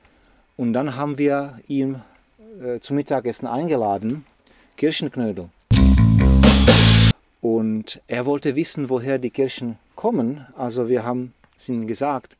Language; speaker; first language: German; non-native, fluent; Czech